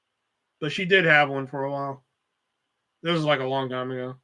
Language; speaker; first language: English; native; English